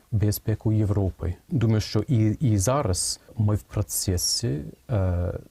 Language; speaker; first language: Ukrainian; non-native, fluent; English